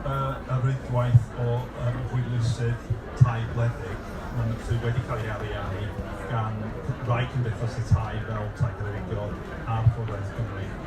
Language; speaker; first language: Welsh; non-native, local second language; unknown